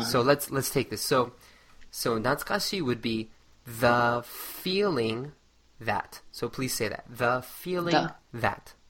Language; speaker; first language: English; non-native, fluent; Japanese